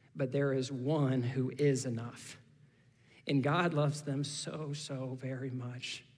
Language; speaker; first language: English; native; English